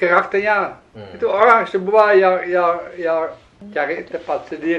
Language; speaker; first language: Indonesian; non-native, learner; Dutch